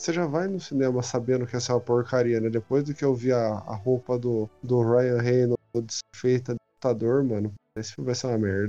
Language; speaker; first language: Portuguese; native; Portuguese